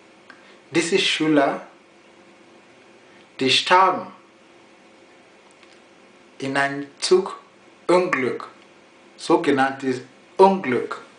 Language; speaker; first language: German; non-native, fluent; Yoruba